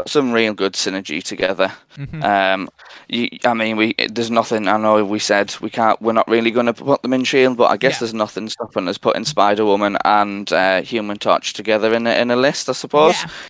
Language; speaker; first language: English; native; English